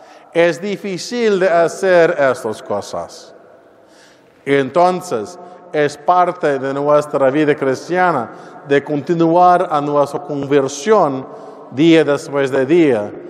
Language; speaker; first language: Spanish; non-native, learner; English